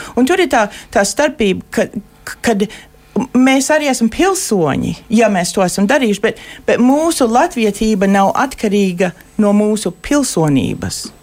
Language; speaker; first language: Latvian; early bilingual, heritage; Latvian